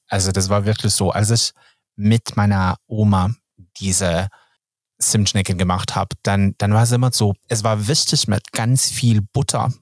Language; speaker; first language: German; non-native, fluent; Swedish